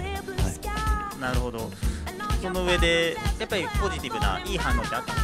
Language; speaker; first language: Japanese; native; Japanese